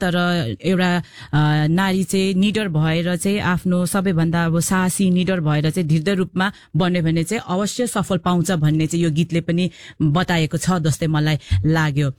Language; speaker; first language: Nepali; non-native, local second language; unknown